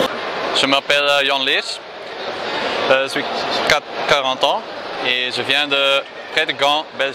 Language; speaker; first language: French; non-native, learner; Dutch